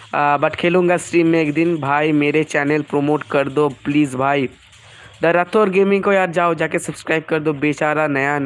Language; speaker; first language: Hindi; non-native, local second language; Bangla